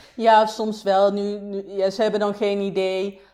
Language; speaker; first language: Dutch; native; Dutch